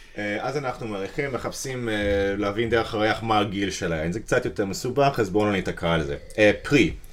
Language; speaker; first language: Hebrew; non-native, fluent; English